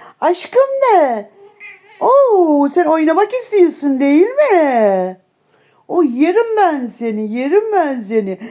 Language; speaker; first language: Turkish; native; Turkish